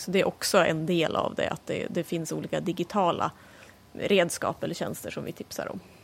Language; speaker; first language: Swedish; native; Swedish